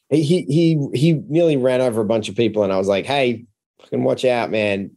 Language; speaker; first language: English; native; English